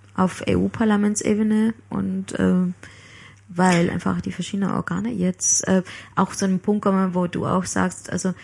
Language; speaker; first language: German; non-native, fluent; Spanish